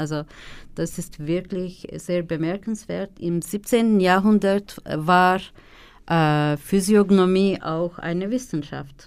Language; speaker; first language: German; non-native, fluent; Turkish